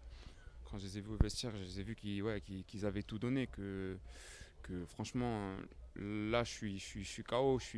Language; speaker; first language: French; native; French